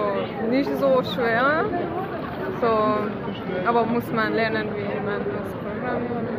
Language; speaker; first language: German; non-native, learner; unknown